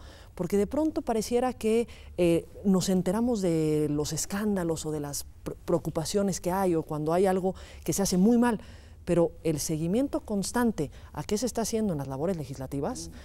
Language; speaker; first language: Spanish; native; Spanish